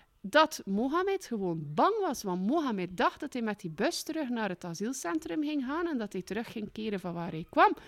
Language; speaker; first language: Dutch; native; Dutch